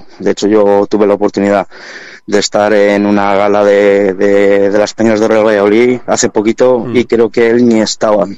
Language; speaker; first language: Spanish; native; Spanish